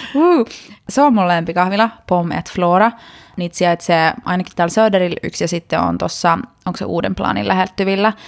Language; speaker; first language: Finnish; native; Finnish